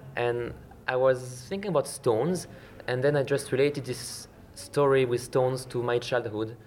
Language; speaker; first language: English; non-native, fluent; French